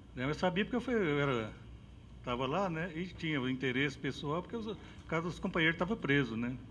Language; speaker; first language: Portuguese; native; Portuguese